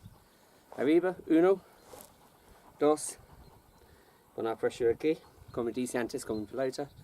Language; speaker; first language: Spanish; non-native, learner; English